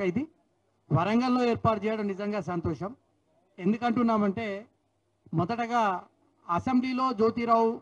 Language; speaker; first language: Telugu; native; Telugu